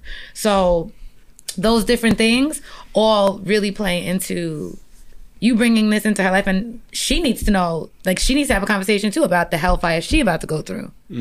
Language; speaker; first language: English; native; English